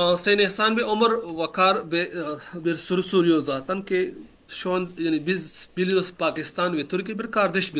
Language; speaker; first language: Turkish; non-native, learner; Urdu